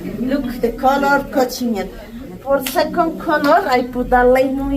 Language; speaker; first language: English; non-native, learner; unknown